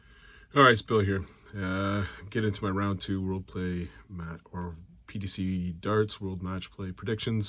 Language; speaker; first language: English; native; English